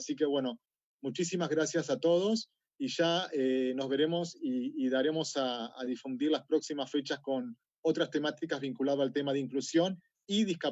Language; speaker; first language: Spanish; native; Spanish